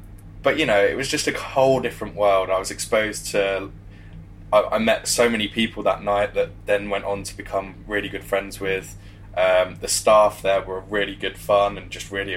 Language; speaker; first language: English; native; English